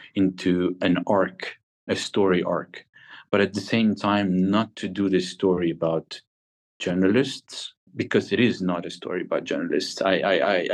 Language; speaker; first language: English; non-native, fluent; Ukrainian